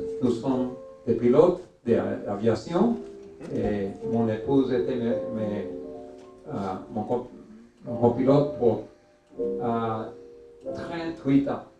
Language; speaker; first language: French; non-native, learner; English